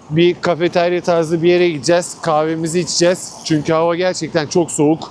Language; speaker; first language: Turkish; native; Turkish